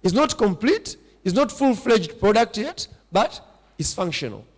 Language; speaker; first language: English; non-native, local second language; Swahili